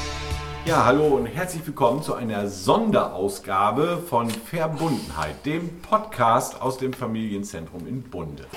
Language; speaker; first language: German; native; German